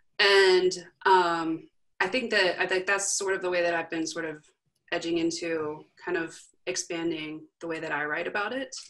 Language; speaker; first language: English; native; English